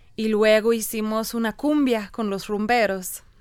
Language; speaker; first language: Spanish; non-native, learner; English